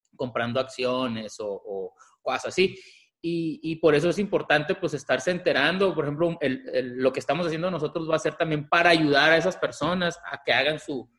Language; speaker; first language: Spanish; native; Spanish